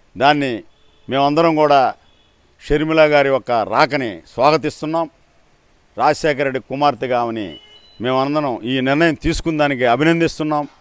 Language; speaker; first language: Telugu; native; Telugu